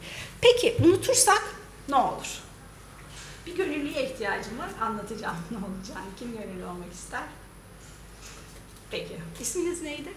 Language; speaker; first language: Turkish; native; Turkish